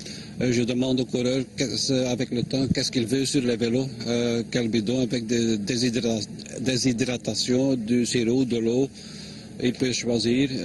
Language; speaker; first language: French; non-native, local second language; Dutch